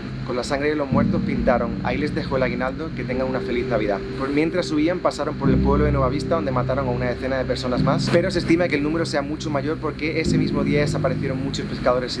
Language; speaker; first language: Spanish; native; Spanish